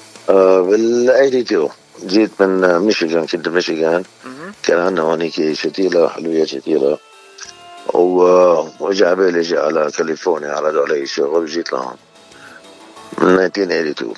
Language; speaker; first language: Arabic; native; Arabic